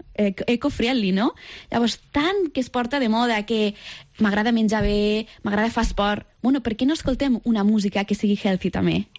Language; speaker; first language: Catalan; native; Catalan